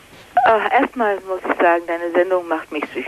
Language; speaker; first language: German; native; German